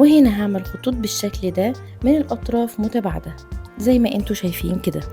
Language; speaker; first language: Arabic; native; Arabic